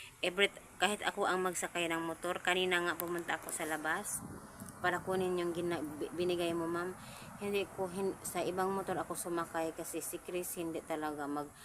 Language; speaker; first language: Filipino; non-native, local second language; Cebuano